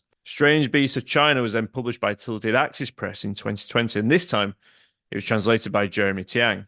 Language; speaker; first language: English; native; English